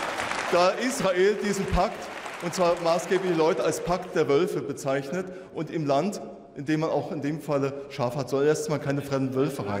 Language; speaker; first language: German; native; German